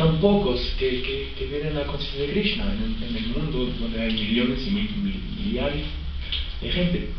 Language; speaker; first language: Spanish; non-native, fluent; French